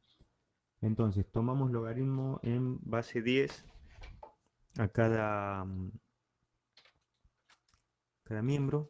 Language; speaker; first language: Spanish; native; Spanish